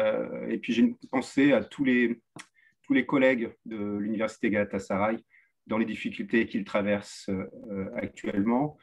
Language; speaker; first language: French; native; French